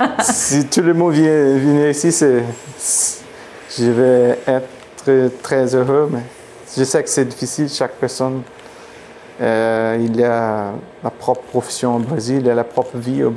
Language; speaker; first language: French; non-native, learner; Portuguese